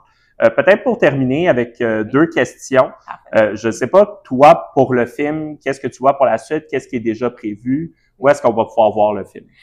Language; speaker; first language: French; native; French